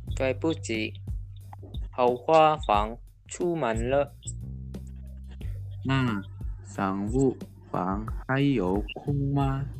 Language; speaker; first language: Chinese; non-native, learner; Indonesian